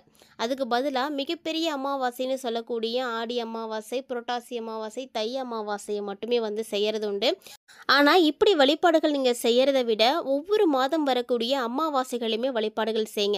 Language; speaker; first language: Tamil; native; Tamil